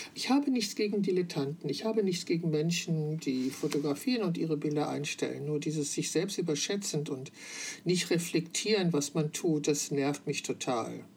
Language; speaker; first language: German; native; German